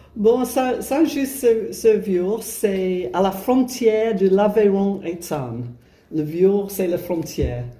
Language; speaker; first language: French; non-native, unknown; English